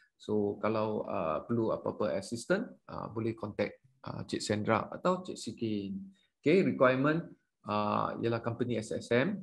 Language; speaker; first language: Malay; native; Malay